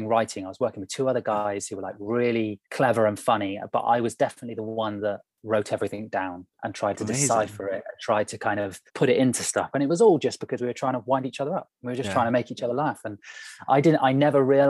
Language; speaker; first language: English; native; English